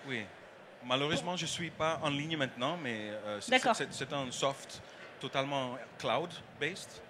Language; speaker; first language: French; non-native, learner; Dutch